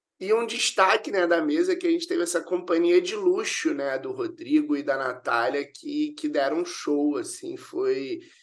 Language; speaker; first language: Portuguese; native; Portuguese